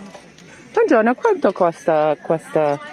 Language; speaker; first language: Italian; non-native, learner; Hungarian